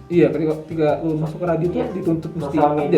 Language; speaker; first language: Indonesian; native; Indonesian